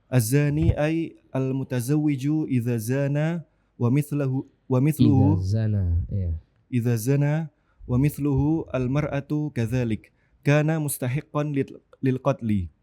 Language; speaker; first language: Arabic; non-native, learner; Indonesian